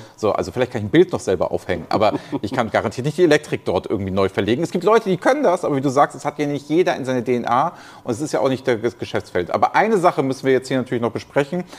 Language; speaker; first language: German; native; German